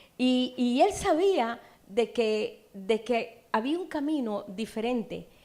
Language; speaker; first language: Spanish; native; Spanish